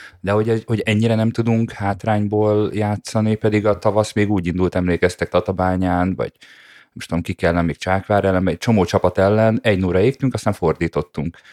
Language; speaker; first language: Hungarian; native; Hungarian